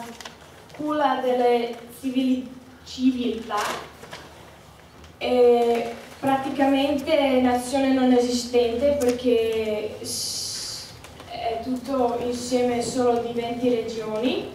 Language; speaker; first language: Italian; early bilingual, heritage; Slovak